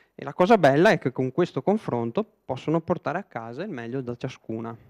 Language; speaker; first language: Italian; native; Italian